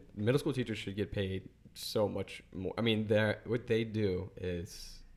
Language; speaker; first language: English; native; English